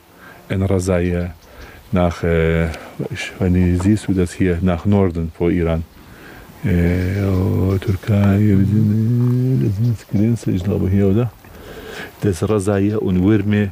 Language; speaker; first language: German; non-native, learner; Kurdish